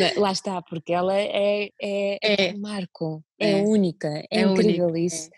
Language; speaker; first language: Portuguese; early bilingual, other home language; Russian